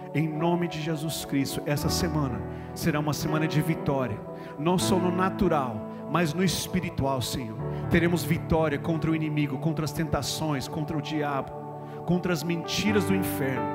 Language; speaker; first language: Portuguese; non-native, fluent; English